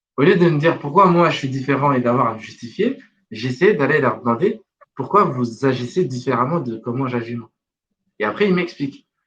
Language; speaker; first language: French; non-native, local second language; Wolof